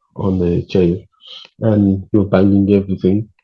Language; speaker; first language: English; non-native, fluent; Persian